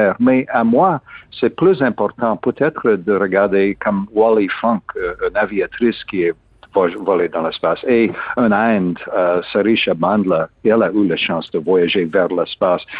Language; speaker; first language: French; non-native, learner; English